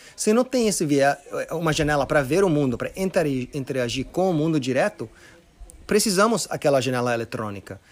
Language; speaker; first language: Portuguese; early bilingual, other home language; Arabic